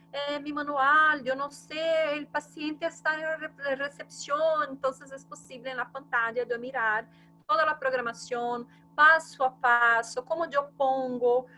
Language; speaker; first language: Spanish; non-native, fluent; Portuguese